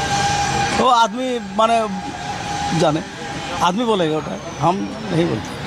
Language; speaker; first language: Hindi; non-native, local second language; Bangla